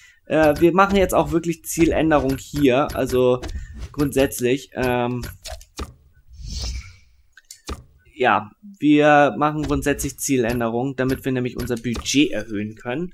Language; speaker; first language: German; native; German